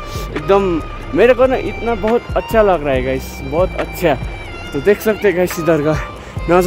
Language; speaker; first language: Hindi; non-native, local second language; Nepali